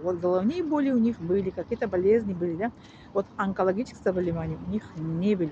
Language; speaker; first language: Russian; non-native, learner; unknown